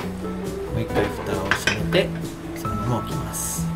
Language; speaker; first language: Japanese; non-native, learner; Sinhala